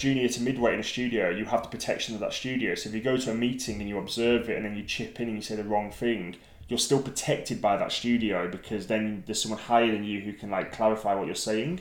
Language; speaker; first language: English; native; English